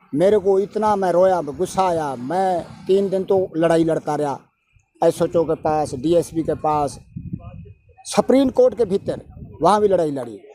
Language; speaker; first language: Urdu; non-native, local second language; Punjabi